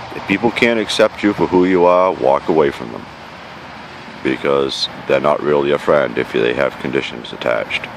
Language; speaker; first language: English; native; English